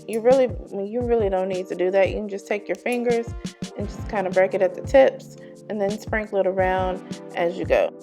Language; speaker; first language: English; native; English